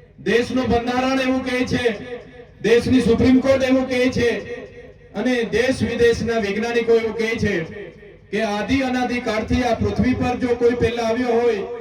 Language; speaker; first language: Gujarati; non-native, local second language; Vasavi